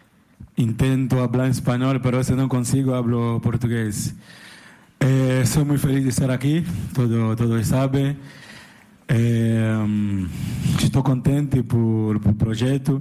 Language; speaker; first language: Spanish; non-native, learner; Portuguese